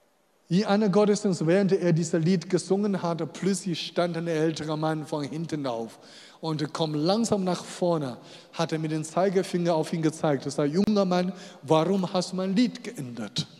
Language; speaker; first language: German; non-native, fluent; Chinese